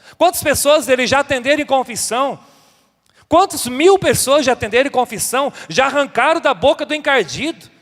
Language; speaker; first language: Portuguese; native; Portuguese